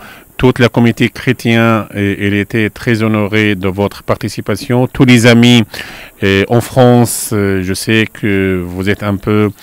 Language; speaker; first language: French; non-native, fluent; Arabic